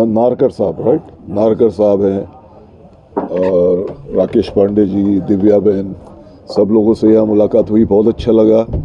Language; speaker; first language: Hindi; native; Hindi